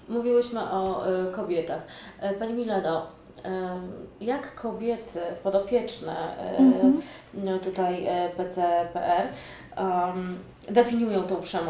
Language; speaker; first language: Polish; native; Polish